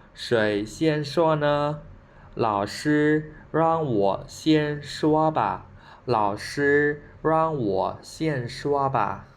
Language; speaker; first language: Chinese; non-native, fluent; Khmer